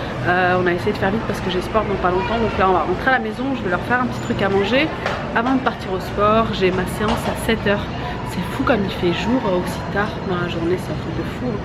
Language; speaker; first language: French; native; French